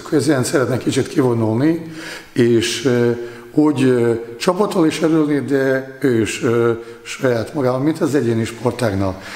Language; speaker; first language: Hungarian; non-native, fluent; Bosnian